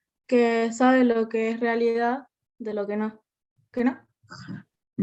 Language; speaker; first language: Spanish; native; Spanish